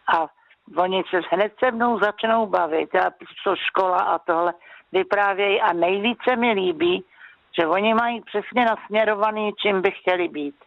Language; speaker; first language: Czech; native; Czech